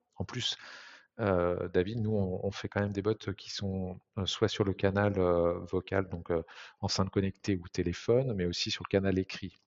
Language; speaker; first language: French; native; French